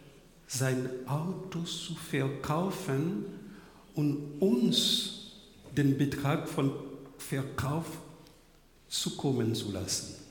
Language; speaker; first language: German; non-native, fluent; French